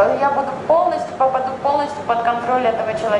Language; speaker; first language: Russian; native; Russian